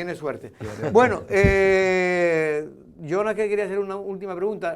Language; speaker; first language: Spanish; native; Spanish